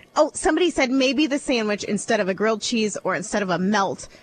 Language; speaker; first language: English; native; English